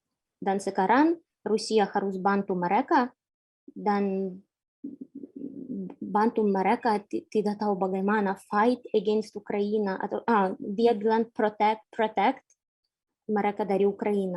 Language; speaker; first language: Indonesian; non-native, fluent; Ukrainian